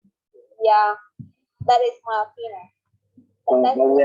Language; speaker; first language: English; non-native, learner; Vietnamese